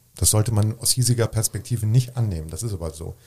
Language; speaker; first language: German; native; German